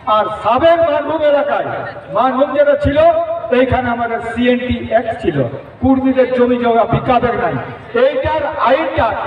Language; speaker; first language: Bangla; non-native, local second language; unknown